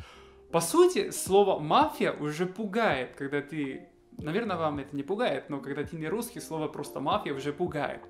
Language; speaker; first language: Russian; non-native, fluent; Spanish